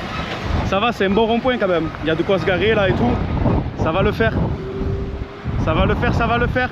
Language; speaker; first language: French; native; French